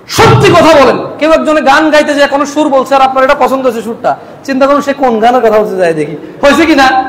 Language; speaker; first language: Bangla; native; Bangla